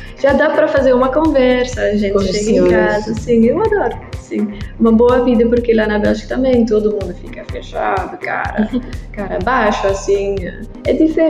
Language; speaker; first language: Portuguese; non-native, learner; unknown